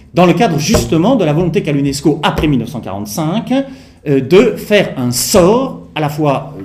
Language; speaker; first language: French; native; French